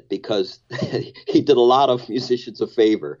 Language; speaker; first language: English; native; English